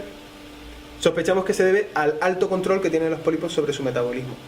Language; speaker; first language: Spanish; native; Spanish